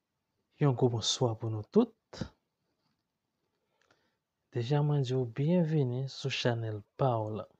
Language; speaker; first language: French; non-native, learner; Haitian Creole